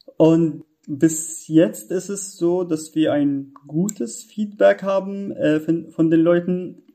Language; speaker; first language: German; non-native, fluent; Arabic